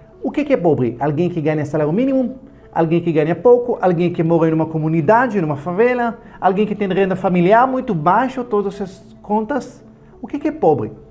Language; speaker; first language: Portuguese; non-native, fluent; Hebrew